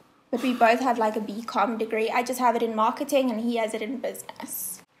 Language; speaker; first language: English; non-native, local second language; Afrikaans